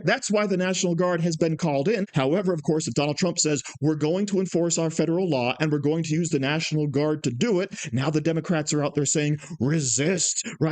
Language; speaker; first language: English; native; English